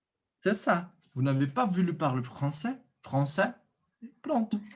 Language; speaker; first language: French; non-native, fluent; Portuguese